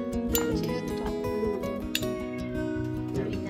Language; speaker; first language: Italian; non-native, learner; Japanese